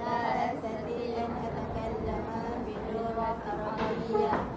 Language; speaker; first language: Arabic; non-native, learner; Malay